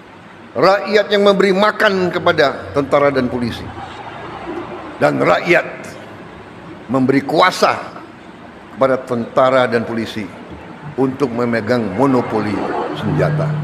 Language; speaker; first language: Indonesian; native; Indonesian